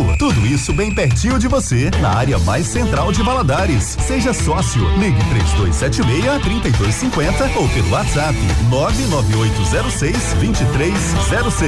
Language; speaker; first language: Portuguese; native; Portuguese